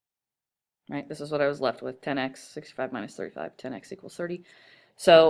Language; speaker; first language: English; native; English